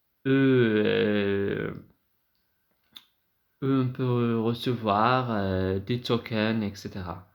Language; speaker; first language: French; non-native, fluent; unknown